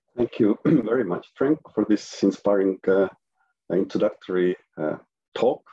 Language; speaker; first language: English; non-native, fluent; Estonian